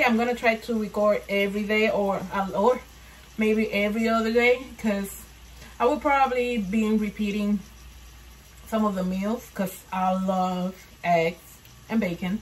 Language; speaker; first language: English; non-native, fluent; Spanish